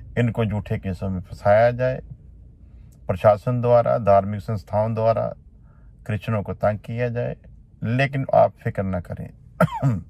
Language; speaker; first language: Hindi; non-native, local second language; Punjabi